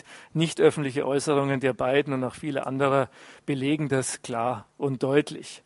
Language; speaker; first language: German; native; German